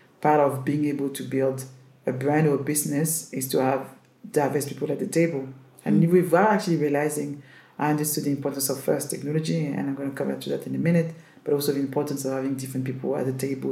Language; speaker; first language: English; non-native, fluent; French